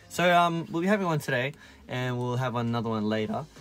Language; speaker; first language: English; early bilingual, other home language; Korean